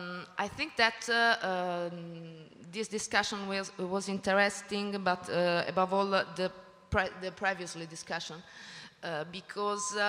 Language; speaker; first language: English; non-native, learner; Italian